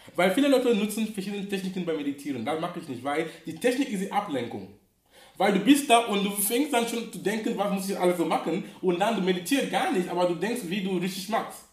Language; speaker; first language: German; non-native, fluent; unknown